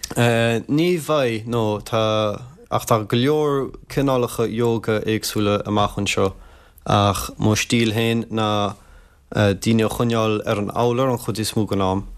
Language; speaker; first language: Irish; early bilingual, other home language; French